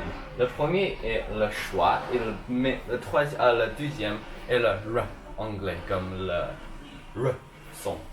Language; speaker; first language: French; non-native, learner; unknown